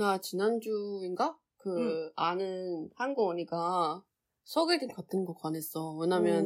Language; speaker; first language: Korean; non-native, learner; Chinese